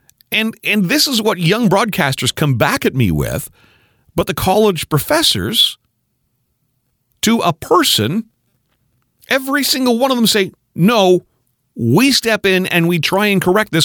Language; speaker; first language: English; native; English